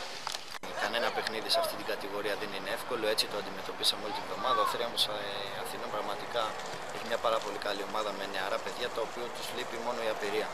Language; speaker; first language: Greek; native; Greek